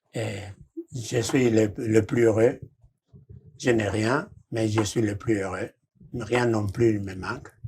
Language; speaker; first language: French; non-native, fluent; Spanish